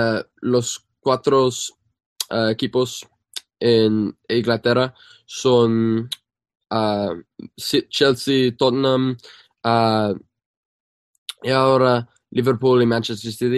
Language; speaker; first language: Spanish; non-native, fluent; English